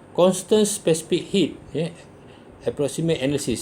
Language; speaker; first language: English; non-native, local second language; Malay